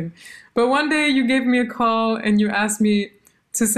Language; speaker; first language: English; non-native, fluent; Albanian